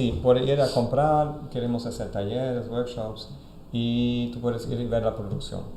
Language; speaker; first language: Spanish; non-native, fluent; German